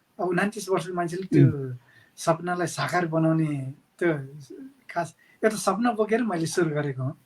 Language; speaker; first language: Nepali; native; Nepali